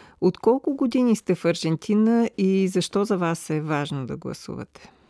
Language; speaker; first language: Bulgarian; native; Bulgarian